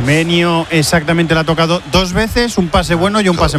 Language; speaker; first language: Spanish; native; Spanish